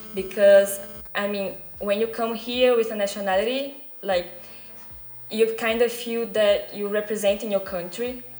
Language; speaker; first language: English; non-native, fluent; Portuguese